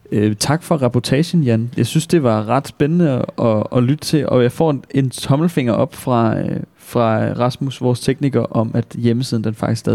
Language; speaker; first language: Danish; native; Danish